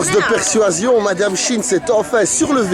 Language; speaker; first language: French; native; French